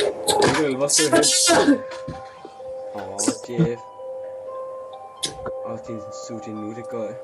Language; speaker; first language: Danish; native; Danish